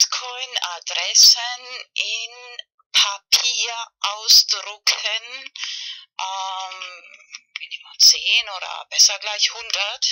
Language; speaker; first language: German; non-native, learner; Spanish